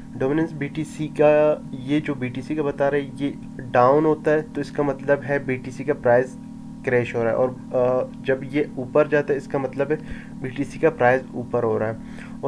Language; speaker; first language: Urdu; non-native, local second language; Baluchi